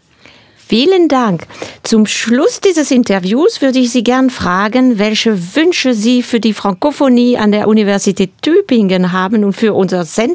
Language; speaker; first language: German; non-native, fluent; French